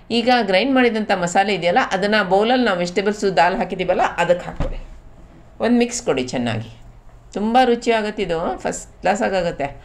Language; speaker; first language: Kannada; non-native, local second language; Konkani